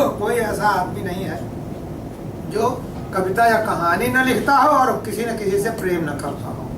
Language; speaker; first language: Hindi; native; Hindi